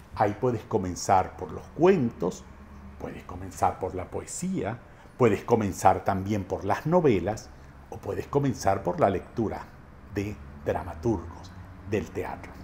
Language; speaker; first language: Spanish; native; Spanish